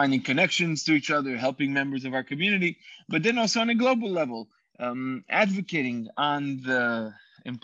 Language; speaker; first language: English; non-native, fluent; Hebrew